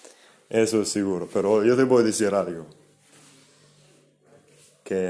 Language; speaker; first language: Spanish; non-native, fluent; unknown